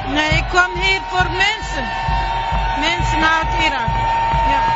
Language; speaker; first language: Dutch; non-native, learner; Arabic